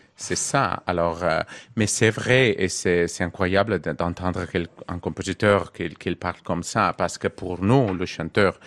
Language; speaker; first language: French; non-native, learner; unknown